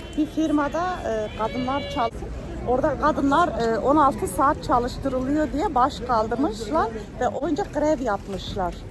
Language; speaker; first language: Turkish; early bilingual, heritage; Turkish